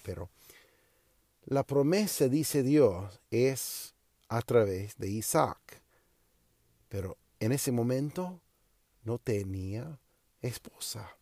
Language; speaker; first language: Spanish; non-native, learner; English